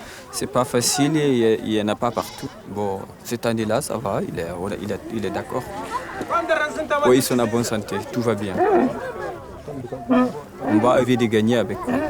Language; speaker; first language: French; non-native, local second language; Fula